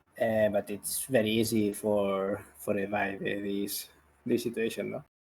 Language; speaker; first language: English; non-native, learner; Spanish